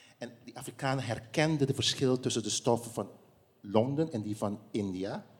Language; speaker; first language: Dutch; non-native, local second language; Papiamento